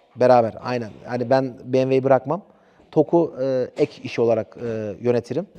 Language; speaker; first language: Turkish; early bilingual, heritage; Turkish